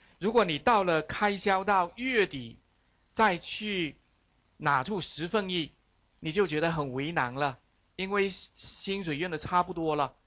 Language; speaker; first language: Chinese; native; Chinese